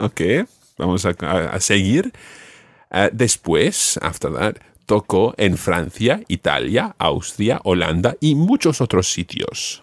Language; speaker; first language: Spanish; non-native, fluent; English